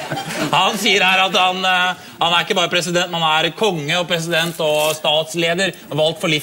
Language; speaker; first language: Norwegian; native; Norwegian